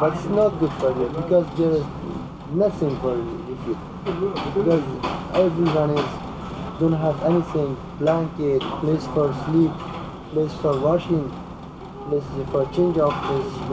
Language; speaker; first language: English; non-native, learner; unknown